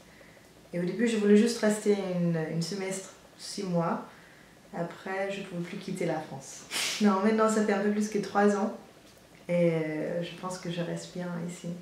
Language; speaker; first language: French; non-native, fluent; Danish